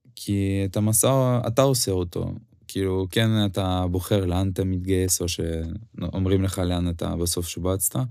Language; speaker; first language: Hebrew; non-native, fluent; Ukrainian